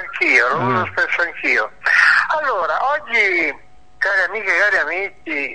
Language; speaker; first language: Italian; native; Italian